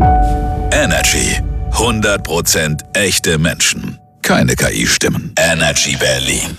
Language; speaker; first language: German; native; German